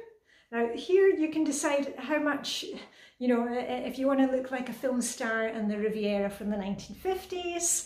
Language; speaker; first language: English; native; English